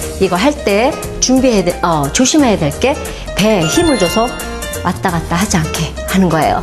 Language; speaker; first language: Korean; native; Korean